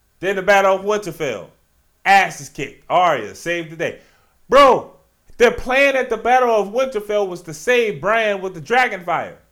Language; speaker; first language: English; native; English